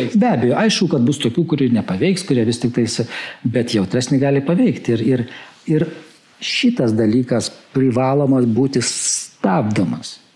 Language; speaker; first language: Lithuanian; native; Lithuanian